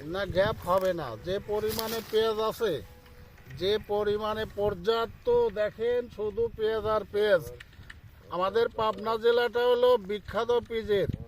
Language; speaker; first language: Bangla; native; Bangla